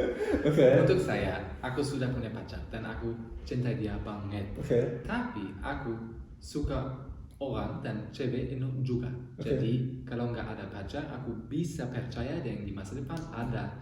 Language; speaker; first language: Indonesian; non-native, learner; German